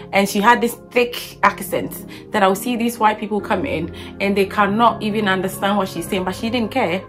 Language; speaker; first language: English; non-native, local second language; Akan